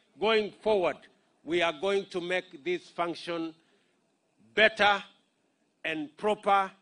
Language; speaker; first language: English; non-native, local second language; Kalenjin